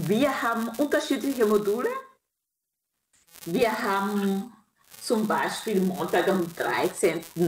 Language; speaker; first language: German; non-native, fluent; Kinyarwanda